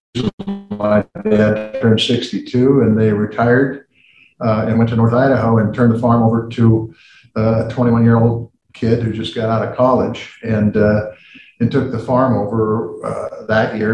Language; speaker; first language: English; native; English